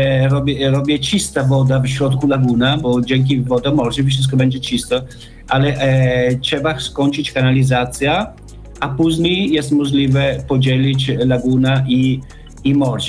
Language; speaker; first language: Polish; non-native, learner; Italian